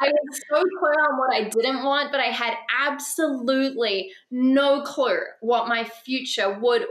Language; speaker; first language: English; native; English